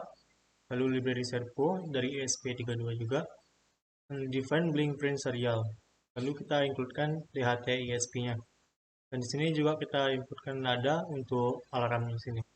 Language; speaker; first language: Indonesian; native; Indonesian